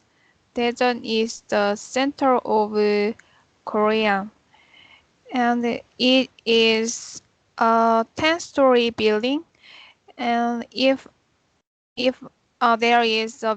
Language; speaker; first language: English; non-native, learner; Korean